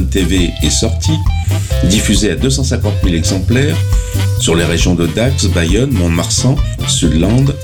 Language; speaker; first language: French; native; French